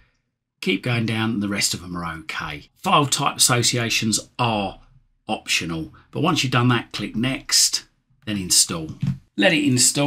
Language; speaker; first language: English; native; English